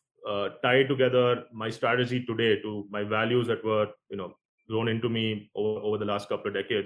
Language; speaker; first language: English; non-native, local second language; Konkani